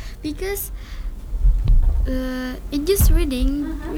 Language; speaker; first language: English; non-native, learner; Indonesian